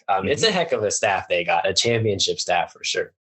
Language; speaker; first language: English; native; English